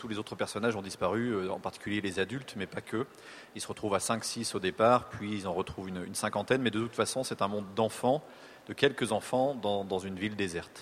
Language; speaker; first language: French; native; French